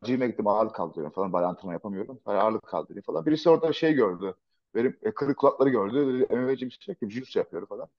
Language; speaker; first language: Turkish; native; Turkish